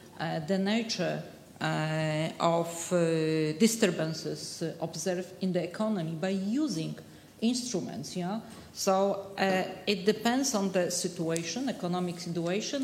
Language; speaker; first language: English; non-native, fluent; Polish